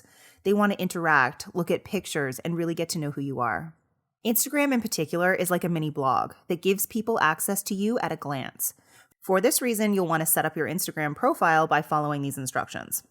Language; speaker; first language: English; native; English